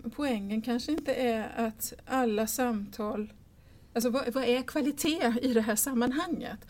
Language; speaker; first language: Swedish; native; Swedish